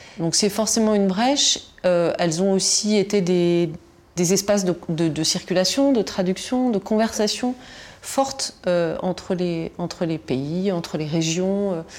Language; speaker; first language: French; native; French